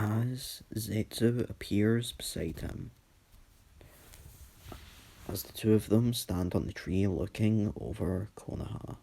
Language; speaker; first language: English; native; English